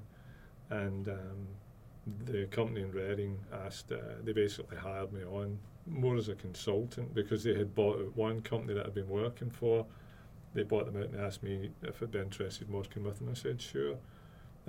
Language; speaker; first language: English; native; English